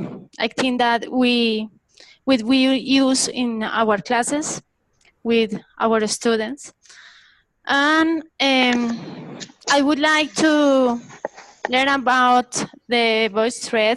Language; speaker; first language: English; non-native, fluent; Spanish